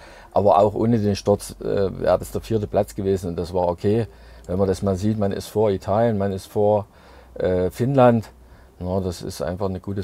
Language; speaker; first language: German; native; German